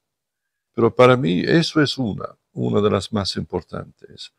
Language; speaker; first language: Spanish; non-native, fluent; English